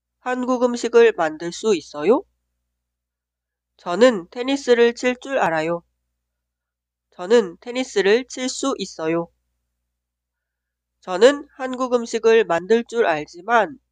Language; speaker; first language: Korean; non-native, learner; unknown